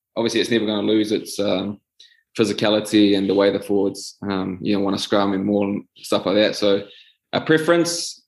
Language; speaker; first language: English; native; English